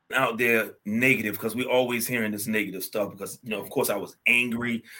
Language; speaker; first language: English; native; English